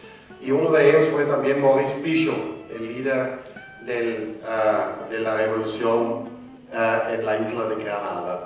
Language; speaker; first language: Spanish; non-native, fluent; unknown